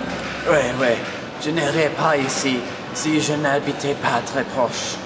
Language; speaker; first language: French; non-native, learner; English